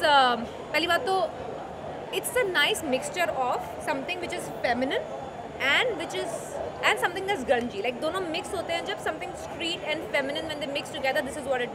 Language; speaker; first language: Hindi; native; Hindi